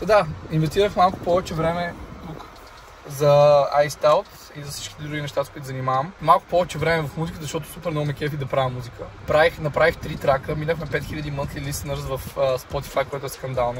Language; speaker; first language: Bulgarian; native; Bulgarian